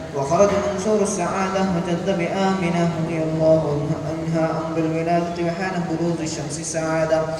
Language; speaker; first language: Arabic; non-native, fluent; Malayalam